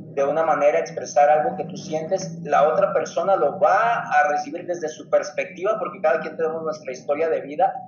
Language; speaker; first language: Spanish; native; Spanish